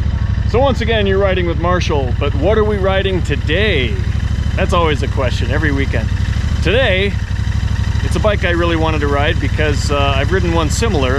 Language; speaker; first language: English; native; English